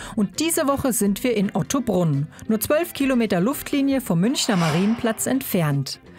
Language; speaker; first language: German; native; German